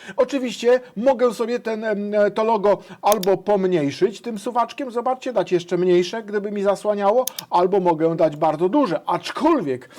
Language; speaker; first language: Polish; native; Polish